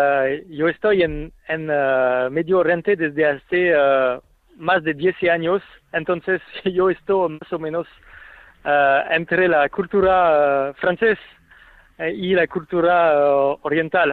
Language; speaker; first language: Spanish; non-native, fluent; French